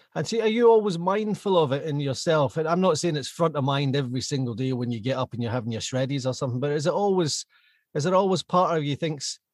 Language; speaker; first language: English; native; English